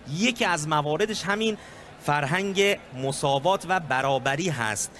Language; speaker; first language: Persian; native; Persian